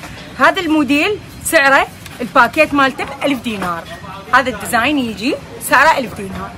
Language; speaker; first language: Arabic; native; Arabic